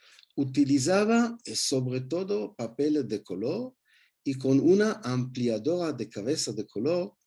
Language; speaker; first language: Spanish; non-native, learner; Hebrew